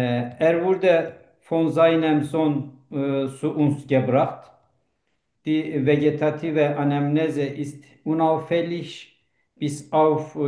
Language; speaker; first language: German; non-native, learner; Turkish